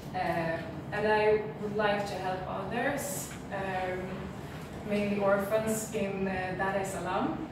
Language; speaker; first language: English; non-native, fluent; Swedish